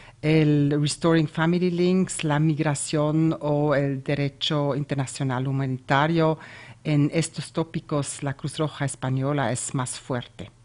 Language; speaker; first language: Spanish; non-native, learner; German